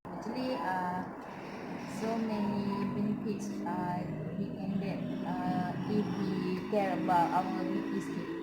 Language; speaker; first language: English; non-native, local second language; Malay